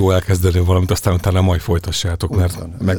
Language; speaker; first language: Hungarian; native; Hungarian